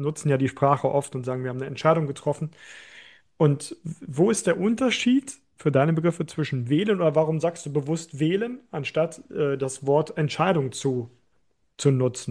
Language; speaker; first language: German; native; German